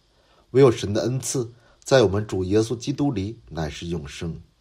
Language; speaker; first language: Chinese; non-native, fluent; Korean